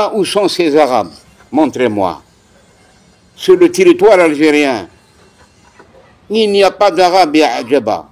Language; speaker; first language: French; non-native, local second language; Kabyle